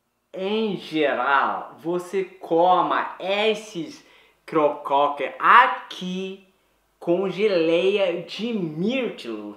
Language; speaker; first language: Portuguese; non-native, fluent; Swedish